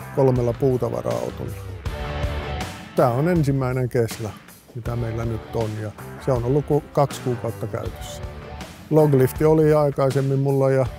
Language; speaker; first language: Finnish; non-native, local second language; Swedish